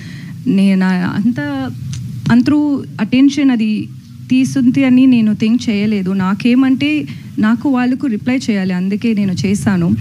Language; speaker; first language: Telugu; non-native, learner; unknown